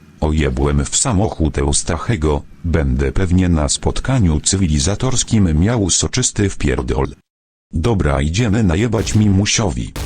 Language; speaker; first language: Polish; native; Polish